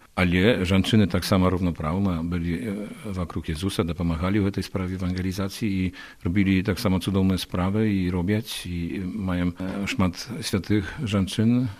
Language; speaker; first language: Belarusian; non-native, learner; Polish